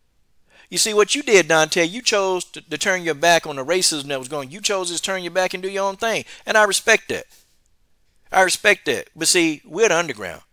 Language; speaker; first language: English; native; English